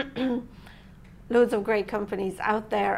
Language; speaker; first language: English; non-native, fluent; Romanian